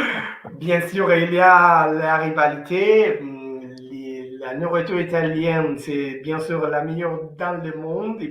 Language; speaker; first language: French; non-native, fluent; Italian